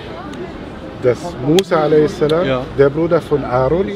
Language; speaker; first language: German; non-native, fluent; Arabic